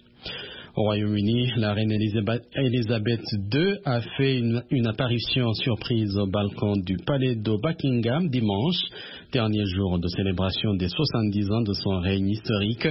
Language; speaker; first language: French; non-native, local second language; Rundi